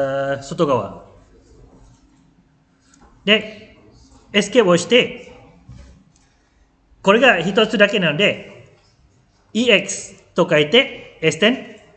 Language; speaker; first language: Japanese; non-native, fluent; Malay